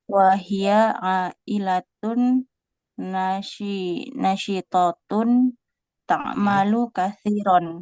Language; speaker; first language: Arabic; non-native, learner; Indonesian